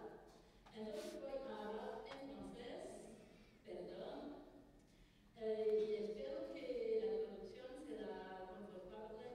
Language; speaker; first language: Spanish; non-native, learner; French